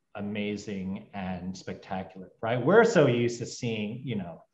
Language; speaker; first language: English; native; English